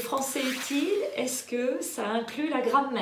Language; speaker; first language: French; native; French